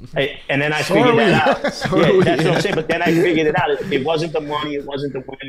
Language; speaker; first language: English; native; English